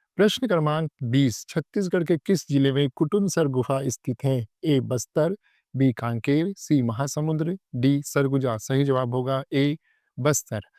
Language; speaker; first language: Hindi; native; Hindi